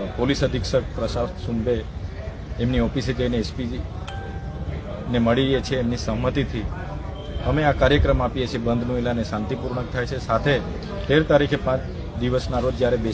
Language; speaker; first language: Gujarati; non-native, local second language; Vasavi